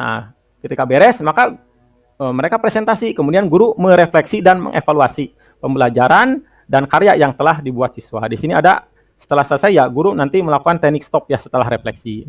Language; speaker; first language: Indonesian; non-native, local second language; Sundanese